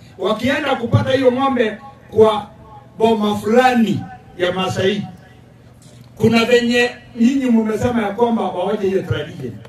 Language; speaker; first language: Swahili; non-native, local second language; Masai